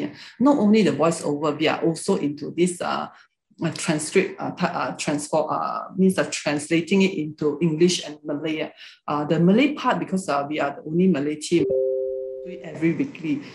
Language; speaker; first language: English; non-native, local second language; Hakka Chinese